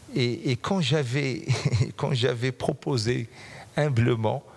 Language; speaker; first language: French; non-native, local second language; Arabic